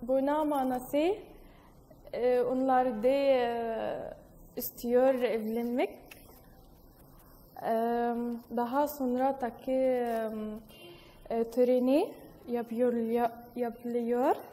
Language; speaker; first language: Turkish; non-native, learner; Arabic